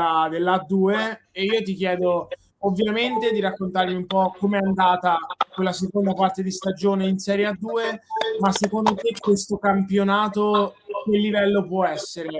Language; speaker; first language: Italian; native; Italian